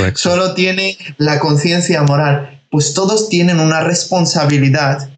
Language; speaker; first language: Spanish; early bilingual, other home language; Georgian